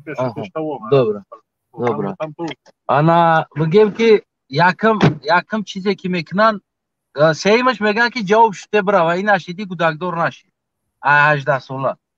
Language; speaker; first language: Tajik; native; Tajik